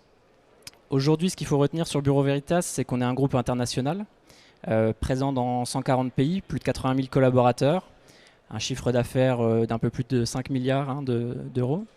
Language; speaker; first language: French; native; French